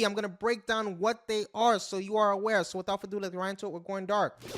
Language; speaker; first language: English; native; English